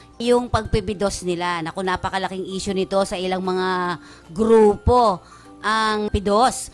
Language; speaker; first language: Filipino; native; Filipino